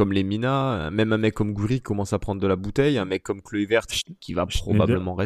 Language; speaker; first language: French; native; French